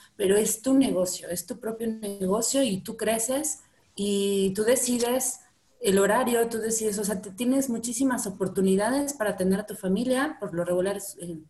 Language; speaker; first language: Spanish; native; Spanish